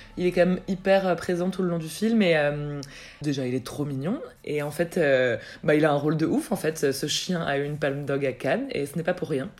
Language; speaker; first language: French; native; French